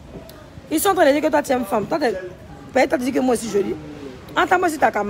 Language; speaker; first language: French; native; French